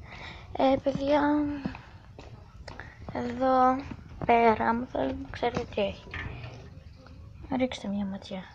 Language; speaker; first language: Greek; early bilingual, other home language; Bulgarian